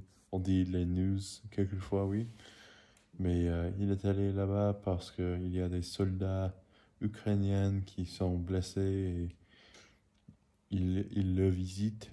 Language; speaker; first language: French; non-native, learner; English